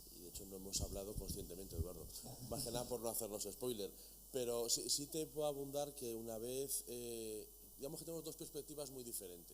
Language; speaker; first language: Spanish; native; Spanish